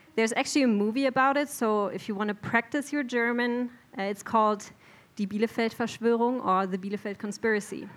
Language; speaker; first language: English; non-native, fluent; German